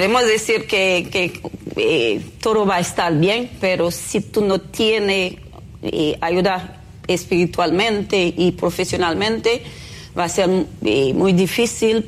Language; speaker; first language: Spanish; non-native, fluent; Haitian Creole